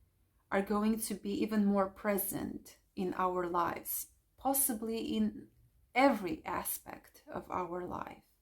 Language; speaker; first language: English; non-native, fluent; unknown